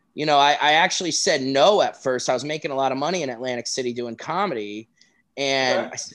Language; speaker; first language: English; native; English